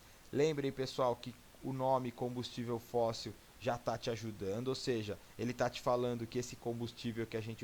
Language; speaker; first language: Portuguese; native; Portuguese